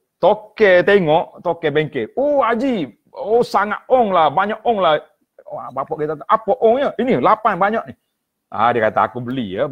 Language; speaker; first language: Malay; native; Malay